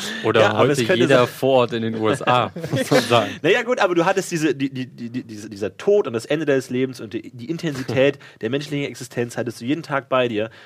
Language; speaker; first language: German; native; German